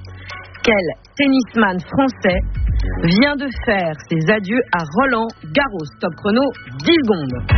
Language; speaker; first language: French; native; French